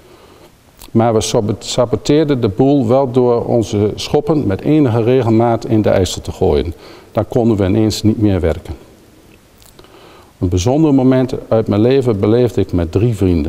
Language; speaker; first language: Dutch; native; Dutch